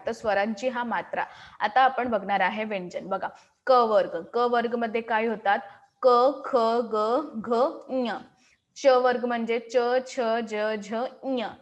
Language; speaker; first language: Marathi; non-native, local second language; Hindi